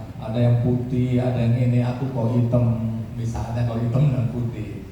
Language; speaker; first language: Indonesian; native; Indonesian